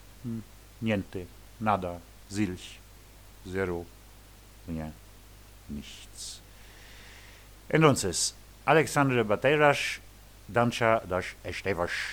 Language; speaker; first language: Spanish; non-native, learner; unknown